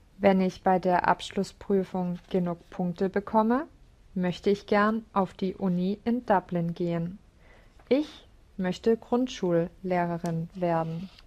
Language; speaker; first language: German; non-native, learner; English